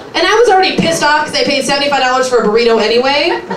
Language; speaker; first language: English; native; English